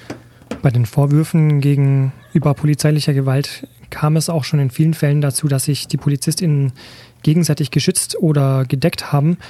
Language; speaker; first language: German; native; German